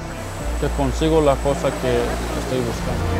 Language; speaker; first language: Spanish; non-native, learner; Haitian Creole